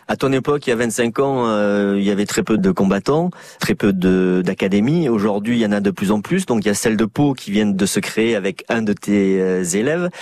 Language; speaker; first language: French; native; French